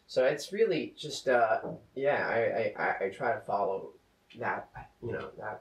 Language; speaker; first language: English; non-native, fluent; Czech